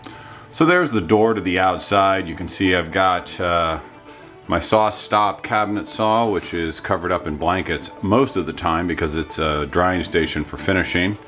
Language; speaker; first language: English; native; English